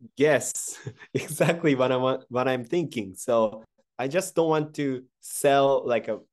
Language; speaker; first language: English; non-native, fluent; Japanese